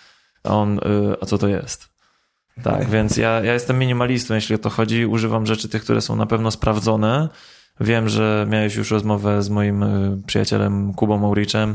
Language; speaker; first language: Polish; native; Polish